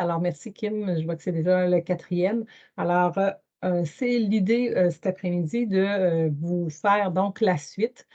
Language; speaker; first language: French; native; French